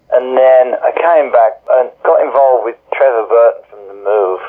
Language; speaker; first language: English; native; English